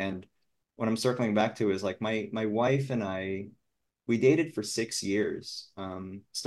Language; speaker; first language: English; non-native, local second language; Filipino